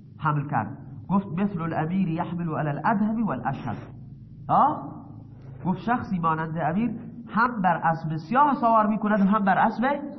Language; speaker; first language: Persian; non-native, local second language; Baluchi